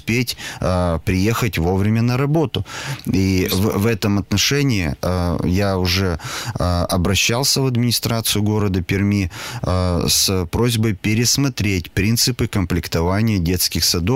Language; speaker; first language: Russian; native; Russian